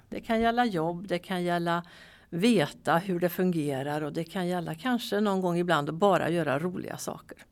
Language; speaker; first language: Swedish; native; Swedish